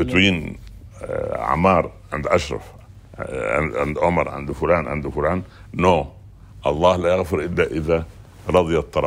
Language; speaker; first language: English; non-native, learner; Arabic